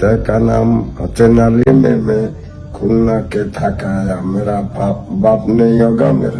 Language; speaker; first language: Hindi; non-native, learner; Bangla